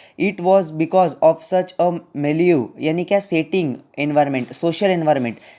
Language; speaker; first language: Hindi; non-native, local second language; Marathi